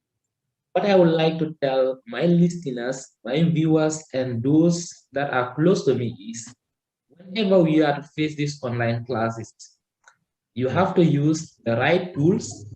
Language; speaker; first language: English; non-native, learner; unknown